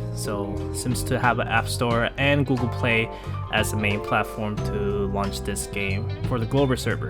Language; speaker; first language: English; non-native, fluent; Korean